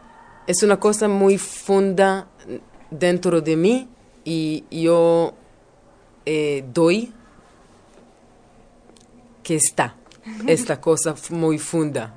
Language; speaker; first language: Spanish; non-native, learner; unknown